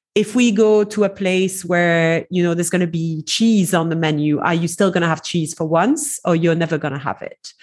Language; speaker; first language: English; non-native, fluent; French